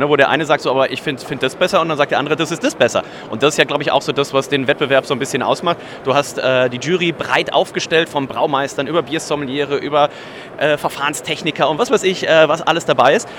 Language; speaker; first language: German; native; German